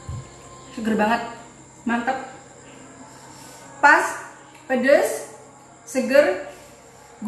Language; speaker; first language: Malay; non-native, local second language; Javanese